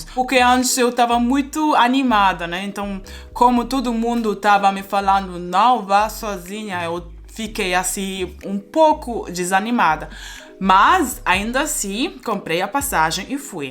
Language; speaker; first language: Portuguese; non-native, fluent; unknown